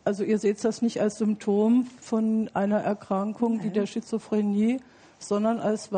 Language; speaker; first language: German; native; German